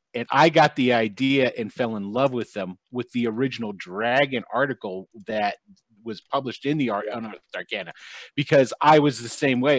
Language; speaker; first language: English; native; English